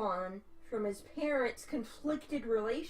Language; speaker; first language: English; native; English